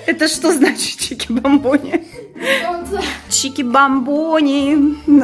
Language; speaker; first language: Russian; native; Russian